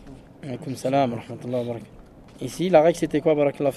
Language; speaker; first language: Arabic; non-native, fluent; French